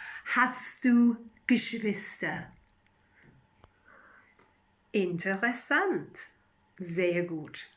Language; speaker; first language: German; non-native, fluent; English